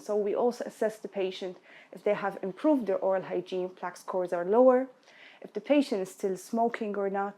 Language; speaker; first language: English; non-native, fluent; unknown